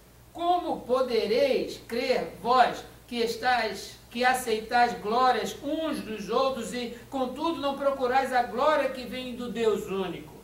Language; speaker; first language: Portuguese; native; Portuguese